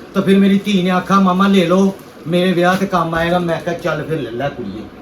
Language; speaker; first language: Urdu; non-native, local second language; Punjabi